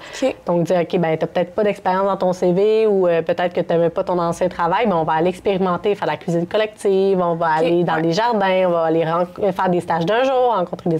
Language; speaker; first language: French; native; French